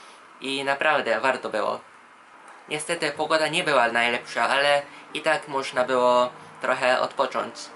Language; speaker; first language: Polish; non-native, fluent; Japanese